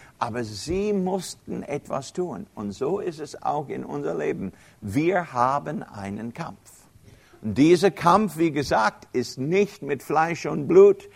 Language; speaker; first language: German; non-native, fluent; English